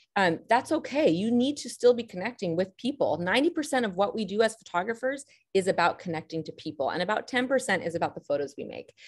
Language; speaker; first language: English; native; English